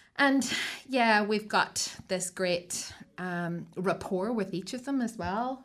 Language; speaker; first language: English; native; English